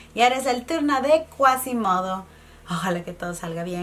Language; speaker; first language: Spanish; early bilingual, heritage; Spanish